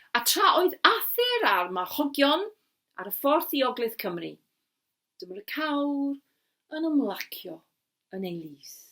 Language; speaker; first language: Welsh; non-native, local second language; English